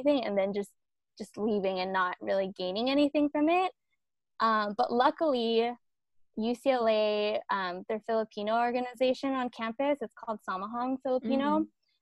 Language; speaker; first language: English; early bilingual, other home language; Filipino